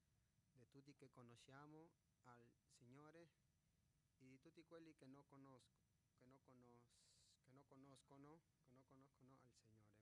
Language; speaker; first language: Italian; non-native, fluent; Spanish